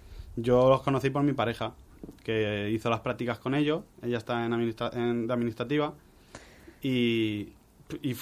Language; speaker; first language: Spanish; native; Spanish